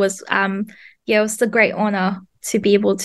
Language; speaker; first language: English; non-native, fluent; Vietnamese